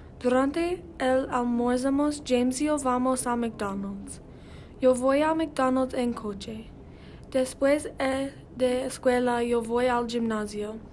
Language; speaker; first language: Spanish; non-native, learner; English